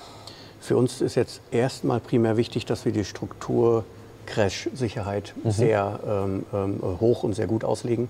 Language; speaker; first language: German; native; German